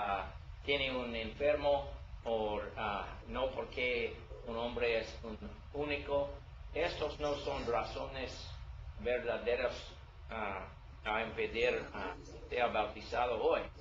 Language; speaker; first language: Spanish; non-native, learner; English